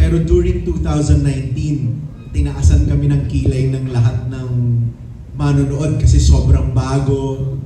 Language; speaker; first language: Filipino; native; Filipino